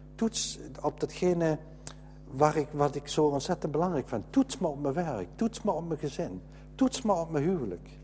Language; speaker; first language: Dutch; native; Dutch